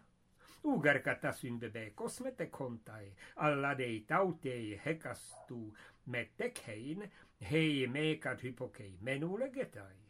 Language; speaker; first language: Greek; non-native, fluent; English